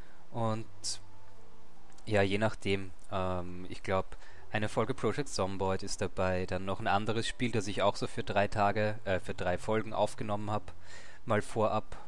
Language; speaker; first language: German; native; German